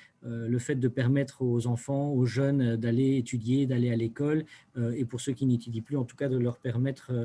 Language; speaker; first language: French; native; French